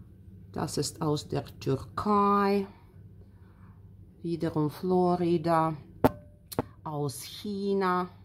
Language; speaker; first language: German; non-native, fluent; Russian